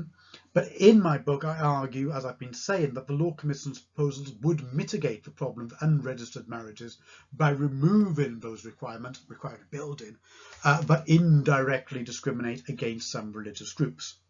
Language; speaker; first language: English; native; English